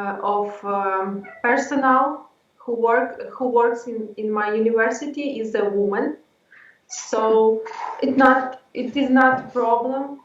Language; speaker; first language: English; non-native, learner; Ukrainian